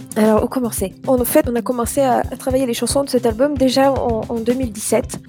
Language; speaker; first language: French; non-native, fluent; Swedish